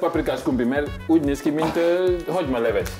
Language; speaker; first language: Hungarian; non-native, learner; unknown